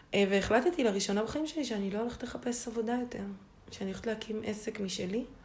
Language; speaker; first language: Hebrew; native; Hebrew